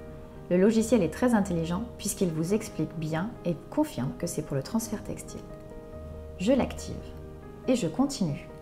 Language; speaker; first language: French; native; French